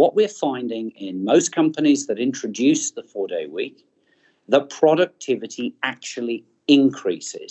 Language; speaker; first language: English; native; English